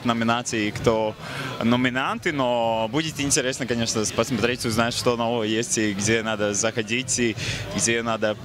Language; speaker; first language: Russian; non-native, fluent; Latvian